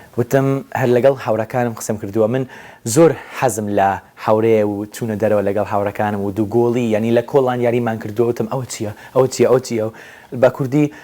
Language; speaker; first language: Kurdish; early bilingual, other home language; English